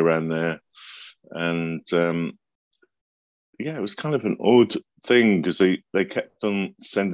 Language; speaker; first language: English; native; English